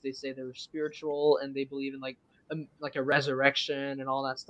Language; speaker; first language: English; non-native, fluent; French